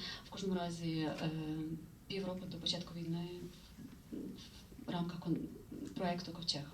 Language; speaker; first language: Ukrainian; native; Ukrainian